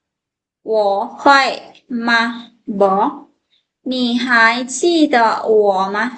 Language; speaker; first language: Chinese; non-native, fluent; Lao